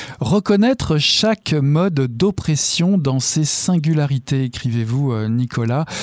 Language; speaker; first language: French; native; French